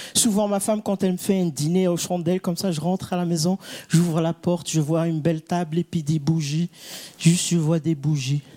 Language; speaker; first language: French; non-native, local second language; Kabyle